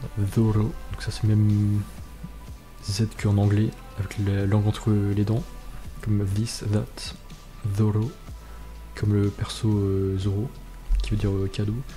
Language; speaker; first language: French; native; French